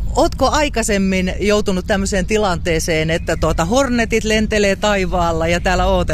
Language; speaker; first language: Finnish; native; Finnish